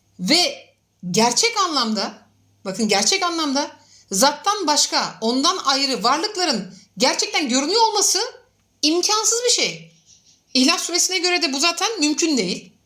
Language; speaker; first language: Turkish; native; Turkish